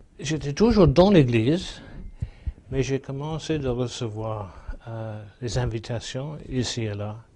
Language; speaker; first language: French; non-native, fluent; English